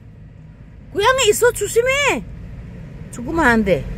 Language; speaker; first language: Korean; non-native, learner; Filipino